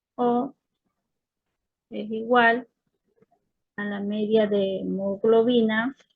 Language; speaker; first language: Spanish; native; Spanish